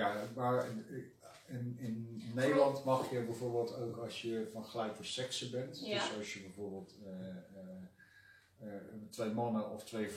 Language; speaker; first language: Dutch; native; Dutch